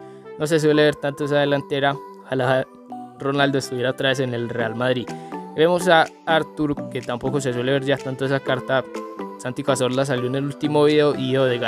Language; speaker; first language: Spanish; native; Spanish